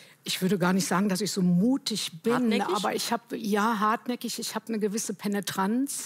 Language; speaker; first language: German; native; German